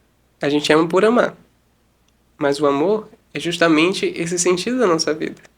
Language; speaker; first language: Portuguese; native; Portuguese